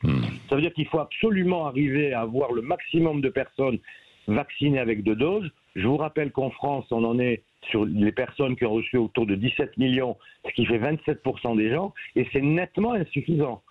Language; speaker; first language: French; native; French